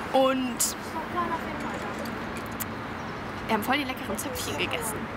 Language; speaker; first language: German; native; German